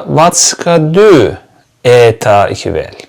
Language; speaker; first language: Swedish; non-native, fluent; Turkish